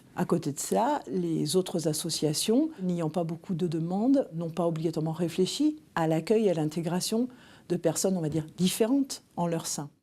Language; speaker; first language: French; native; French